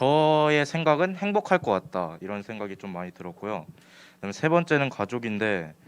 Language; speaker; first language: Korean; native; Korean